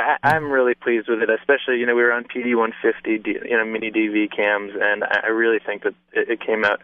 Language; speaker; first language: English; native; English